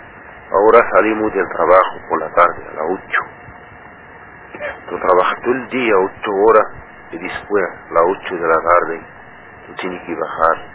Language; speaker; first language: Spanish; non-native, learner; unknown